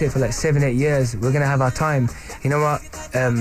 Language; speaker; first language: English; native; English